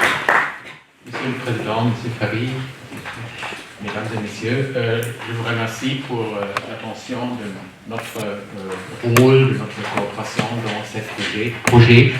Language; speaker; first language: French; non-native, fluent; German